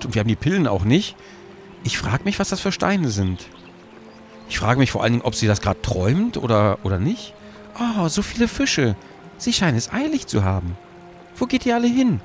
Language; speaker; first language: German; native; German